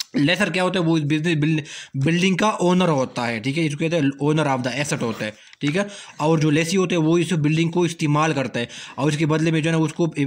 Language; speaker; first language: Urdu; native; Urdu